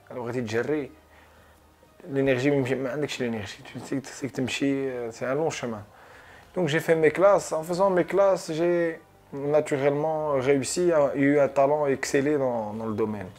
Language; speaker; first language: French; early bilingual, other home language; Arabic